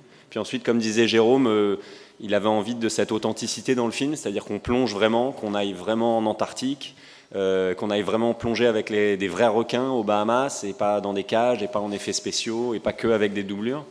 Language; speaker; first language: French; native; French